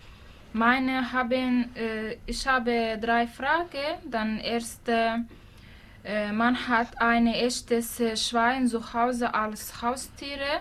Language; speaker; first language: German; non-native, learner; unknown